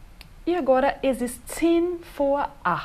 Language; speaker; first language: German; non-native, fluent; Portuguese